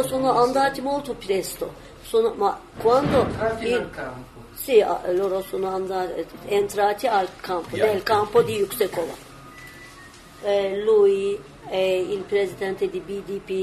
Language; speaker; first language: Italian; non-native, learner; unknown